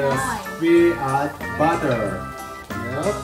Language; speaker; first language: English; non-native, local second language; Filipino